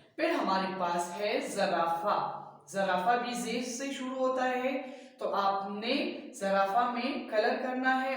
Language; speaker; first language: Urdu; non-native, local second language; Punjabi